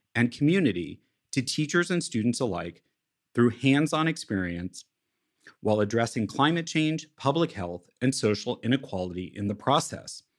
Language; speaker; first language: English; native; English